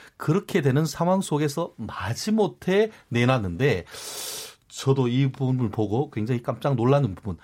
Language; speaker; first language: Korean; native; Korean